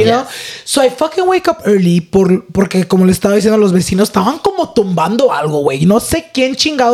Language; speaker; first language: Spanish; early bilingual, heritage; Spanish